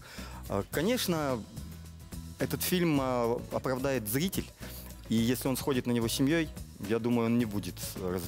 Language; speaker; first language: Russian; native; Russian